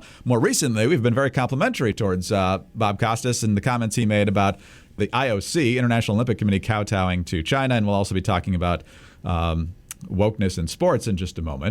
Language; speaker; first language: English; native; English